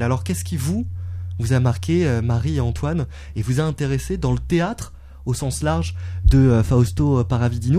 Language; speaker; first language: French; native; French